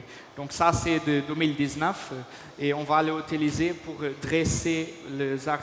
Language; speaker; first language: French; non-native, fluent; Portuguese